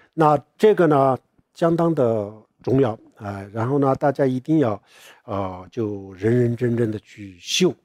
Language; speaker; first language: Chinese; non-native, local second language; Tibetan